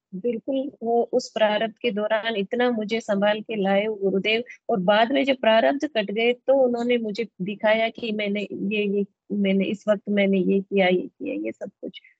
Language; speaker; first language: Hindi; native; Hindi